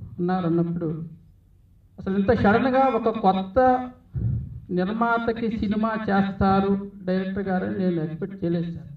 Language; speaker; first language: Telugu; native; Telugu